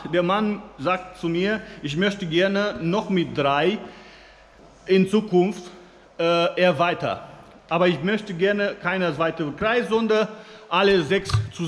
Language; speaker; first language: German; non-native, fluent; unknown